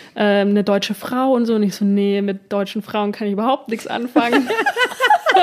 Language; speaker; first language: German; native; German